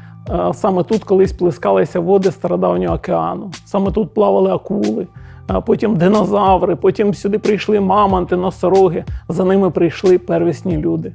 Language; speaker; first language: Ukrainian; native; Ukrainian